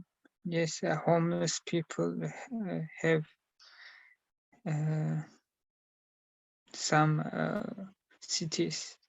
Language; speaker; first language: English; non-native, learner; Turkish